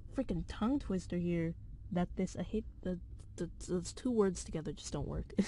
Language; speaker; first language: English; native; English